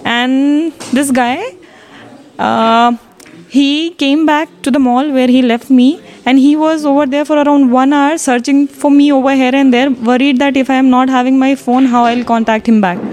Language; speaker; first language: English; non-native, local second language; Hindi